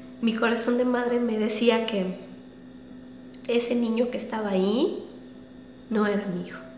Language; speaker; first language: Spanish; native; Spanish